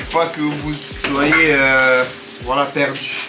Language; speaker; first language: French; native; French